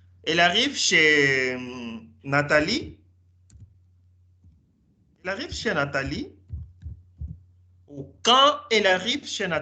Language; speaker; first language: French; non-native, fluent; Spanish